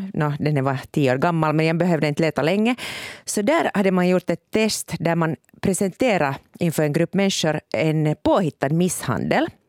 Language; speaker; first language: Swedish; native; Swedish